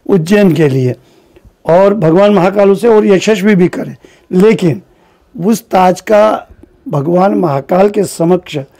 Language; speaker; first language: Hindi; native; Hindi